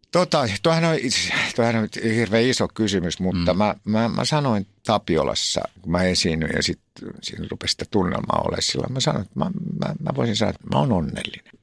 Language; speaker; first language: Finnish; native; Finnish